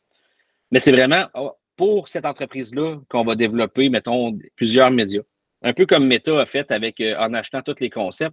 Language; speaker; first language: French; native; French